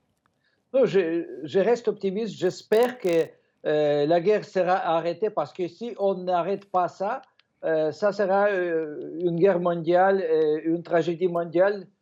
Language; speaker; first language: French; non-native, fluent; Ukrainian